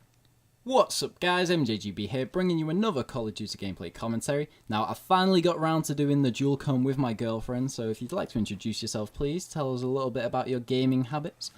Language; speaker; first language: English; native; English